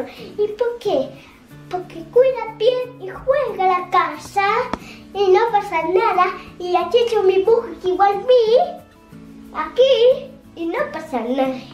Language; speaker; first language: Spanish; early bilingual, other home language; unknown